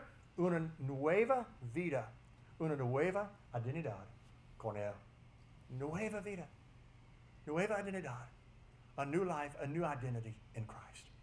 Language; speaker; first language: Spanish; non-native, fluent; English